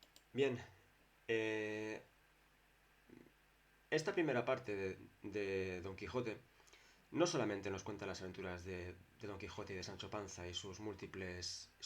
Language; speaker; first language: Spanish; native; Spanish